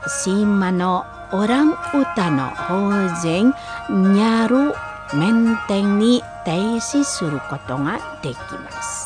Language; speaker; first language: Japanese; non-native, fluent; Indonesian